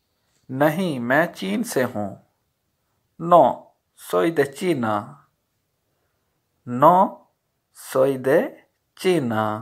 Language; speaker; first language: Spanish; non-native, learner; Urdu